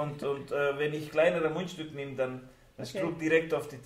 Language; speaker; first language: German; non-native, fluent; Hungarian